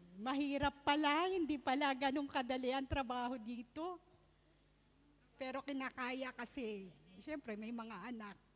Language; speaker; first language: Filipino; native; Filipino